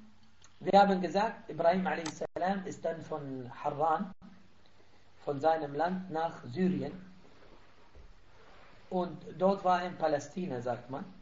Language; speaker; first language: German; non-native, fluent; Arabic